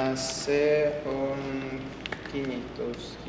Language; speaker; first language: Estonian; native; Estonian